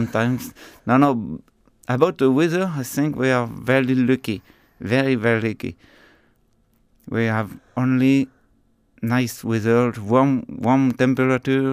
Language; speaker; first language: English; non-native, learner; French